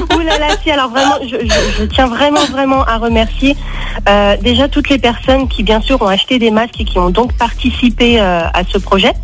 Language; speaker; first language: French; native; French